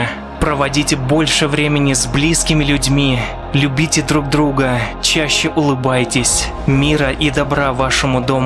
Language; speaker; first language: Russian; native; Russian